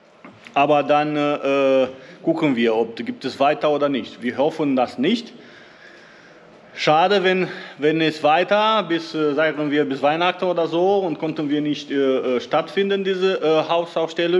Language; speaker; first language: German; non-native, learner; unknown